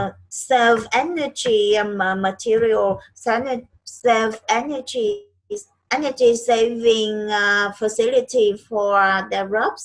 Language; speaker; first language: English; non-native, learner; Vietnamese